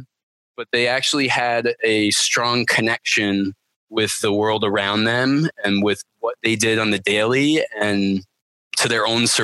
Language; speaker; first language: English; native; English